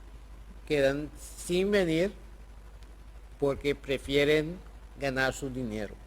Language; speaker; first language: Spanish; non-native, fluent; Papiamento